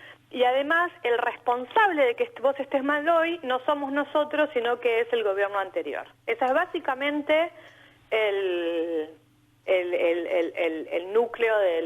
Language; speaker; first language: Spanish; native; Spanish